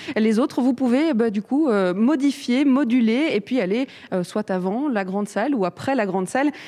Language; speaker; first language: French; native; French